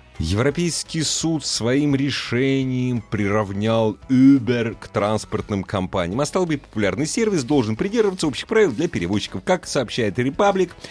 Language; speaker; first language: Russian; native; Russian